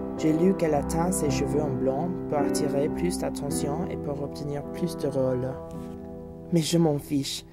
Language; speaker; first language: French; non-native, fluent; English